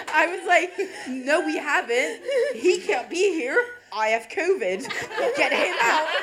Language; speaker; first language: English; non-native, fluent; French